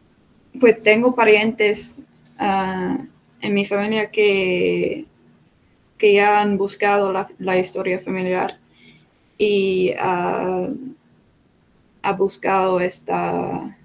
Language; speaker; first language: Spanish; non-native, fluent; English